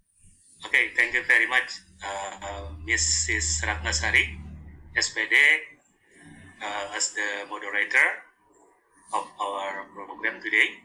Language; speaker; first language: English; non-native, fluent; Indonesian